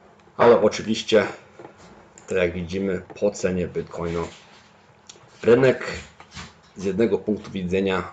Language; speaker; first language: Polish; early bilingual, heritage; Polish